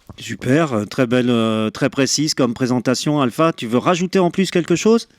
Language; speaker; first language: French; native; French